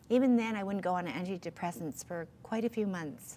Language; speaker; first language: English; native; English